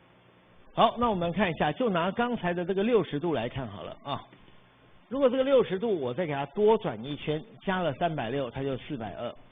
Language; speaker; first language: Chinese; native; Chinese